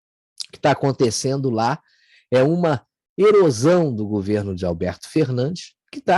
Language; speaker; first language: Portuguese; native; Portuguese